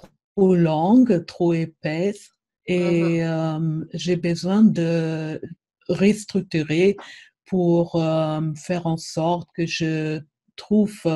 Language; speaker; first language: French; non-native, fluent; German